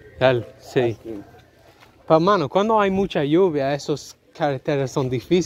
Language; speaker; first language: Spanish; non-native, learner; English